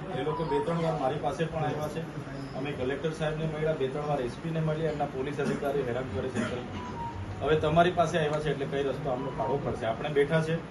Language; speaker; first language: Gujarati; non-native, local second language; Vasavi